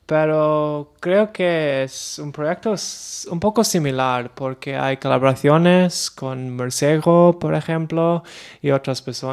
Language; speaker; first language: Spanish; non-native, learner; English